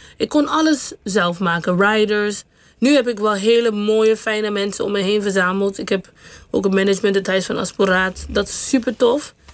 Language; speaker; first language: Dutch; non-native, local second language; English